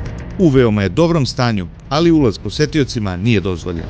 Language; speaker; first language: Serbian; native; Serbian